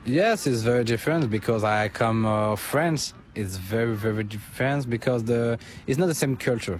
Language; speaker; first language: English; non-native, learner; French